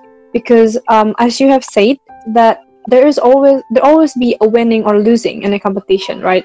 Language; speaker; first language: English; non-native, fluent; Indonesian